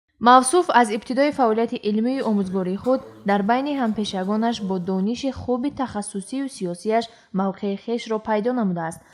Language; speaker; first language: Tajik; native; Tajik